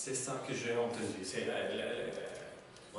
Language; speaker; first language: French; non-native, learner; Spanish